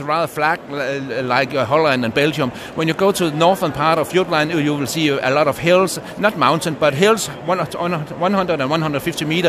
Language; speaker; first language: English; non-native, fluent; Danish